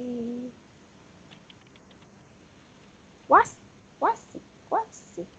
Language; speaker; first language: English; non-native, learner; Vietnamese